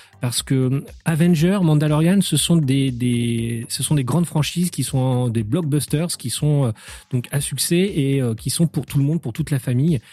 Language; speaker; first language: French; native; French